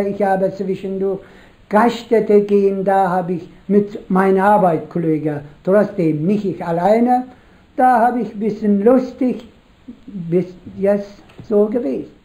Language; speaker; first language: German; non-native, learner; Turkish